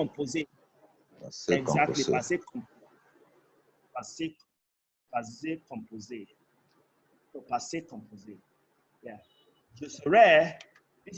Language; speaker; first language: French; non-native, fluent; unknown